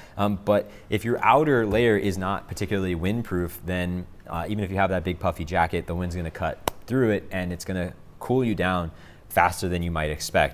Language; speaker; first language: English; native; English